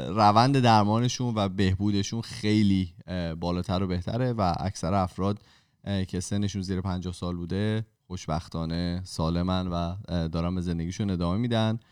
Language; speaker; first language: Persian; native; Persian